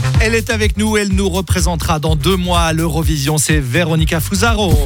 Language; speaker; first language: French; native; French